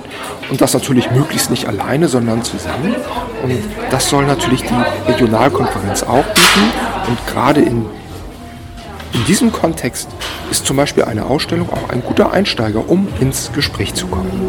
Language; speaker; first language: German; native; German